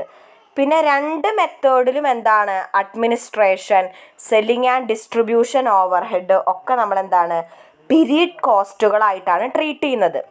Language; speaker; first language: Malayalam; native; Malayalam